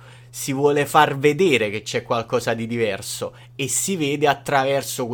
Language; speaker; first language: Italian; native; Italian